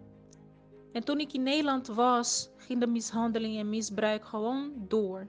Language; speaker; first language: Dutch; non-native, fluent; Portuguese